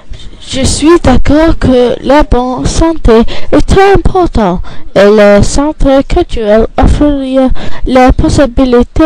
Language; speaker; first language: French; non-native, learner; English